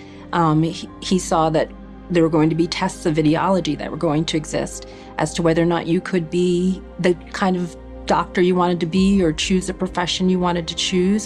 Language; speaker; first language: English; native; English